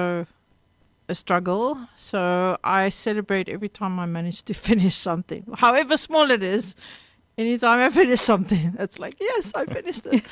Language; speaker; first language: English; native; English